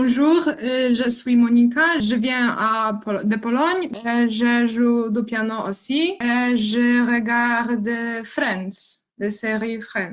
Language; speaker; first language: French; non-native, learner; Polish